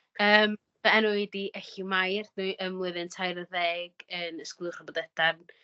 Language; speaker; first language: Welsh; native; Welsh